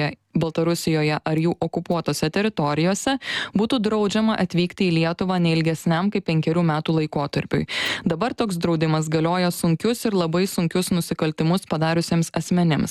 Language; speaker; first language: Lithuanian; native; Lithuanian